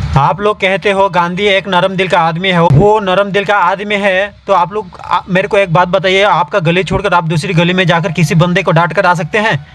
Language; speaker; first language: Hindi; non-native, local second language; Bangla